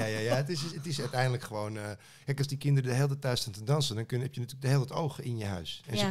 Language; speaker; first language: Dutch; native; Dutch